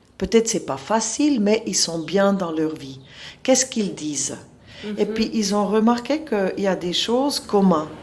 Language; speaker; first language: French; non-native, local second language; Swiss German